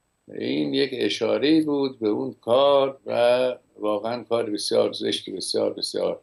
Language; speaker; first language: Persian; native; Persian